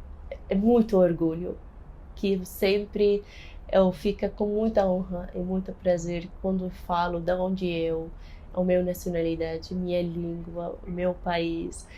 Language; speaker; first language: Portuguese; non-native, fluent; Arabic